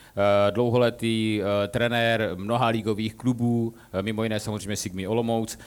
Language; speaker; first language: Czech; native; Czech